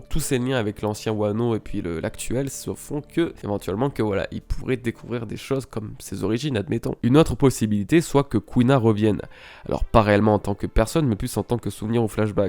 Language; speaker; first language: French; native; French